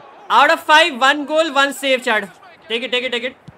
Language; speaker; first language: English; non-native, local second language; Hindi